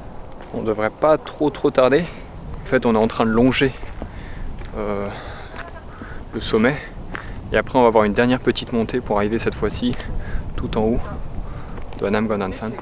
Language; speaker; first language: French; native; French